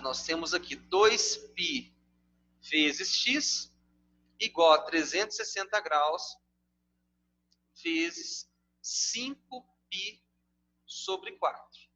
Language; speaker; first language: Portuguese; native; Portuguese